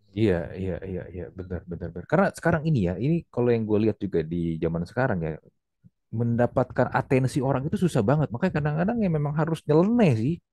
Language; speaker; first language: Indonesian; native; Indonesian